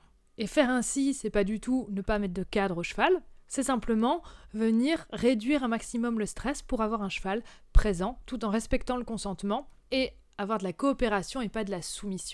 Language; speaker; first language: French; native; French